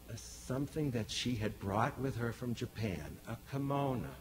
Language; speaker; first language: English; native; English